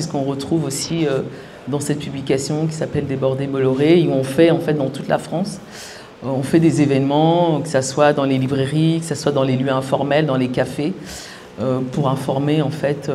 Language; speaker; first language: French; native; French